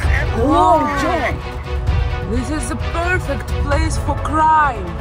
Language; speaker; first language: English; non-native, learner; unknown